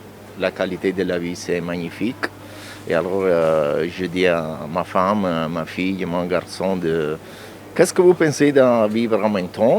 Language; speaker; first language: French; non-native, learner; Italian